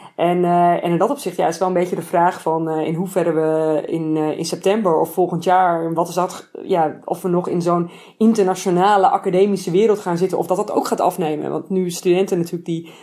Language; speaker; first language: Dutch; native; Dutch